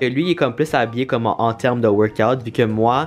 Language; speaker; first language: French; native; French